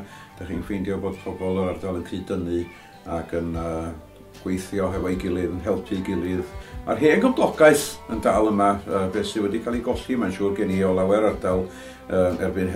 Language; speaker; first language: Welsh; native; Welsh